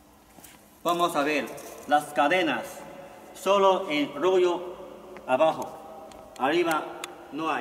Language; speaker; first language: Spanish; non-native, learner; Chinese